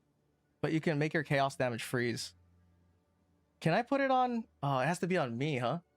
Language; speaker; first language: English; native; English